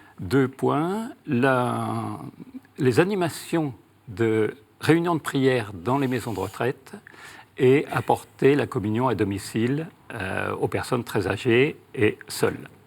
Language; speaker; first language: French; native; French